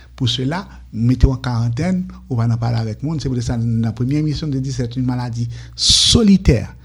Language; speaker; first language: French; non-native, local second language; Haitian Creole